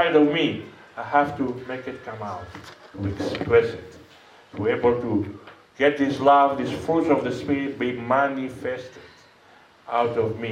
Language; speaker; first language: English; non-native, fluent; Greek